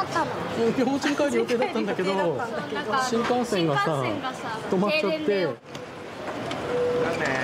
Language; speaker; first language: Japanese; native; Japanese